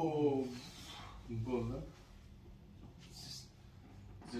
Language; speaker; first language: Russian; non-native, learner; Tajik